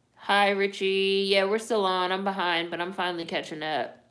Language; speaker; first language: English; native; English